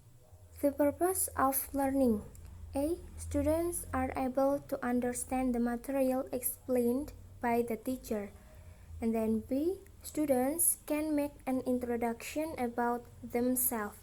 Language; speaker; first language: English; non-native, learner; Indonesian